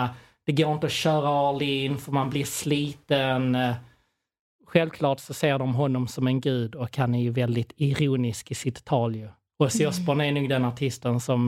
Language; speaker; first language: Swedish; native; Swedish